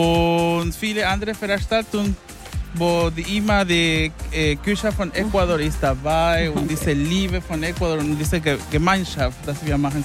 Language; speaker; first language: German; non-native, fluent; Spanish